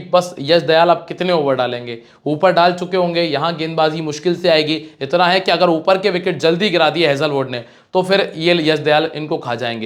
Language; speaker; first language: Hindi; native; Hindi